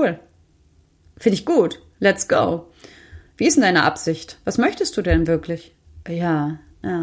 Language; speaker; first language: German; native; German